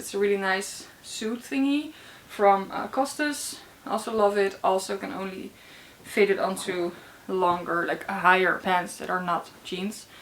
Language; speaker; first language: English; non-native, fluent; Dutch